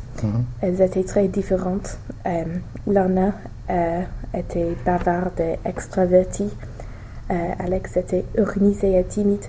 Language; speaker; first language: French; non-native, learner; English